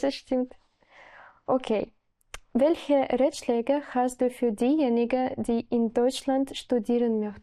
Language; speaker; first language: German; non-native, learner; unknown